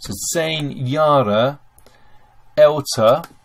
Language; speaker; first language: German; non-native, fluent; English